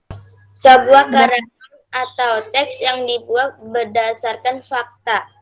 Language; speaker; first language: Indonesian; native; Indonesian